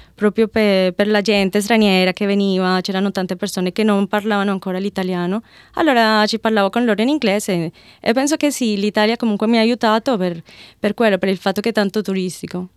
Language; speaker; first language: Italian; non-native, fluent; Spanish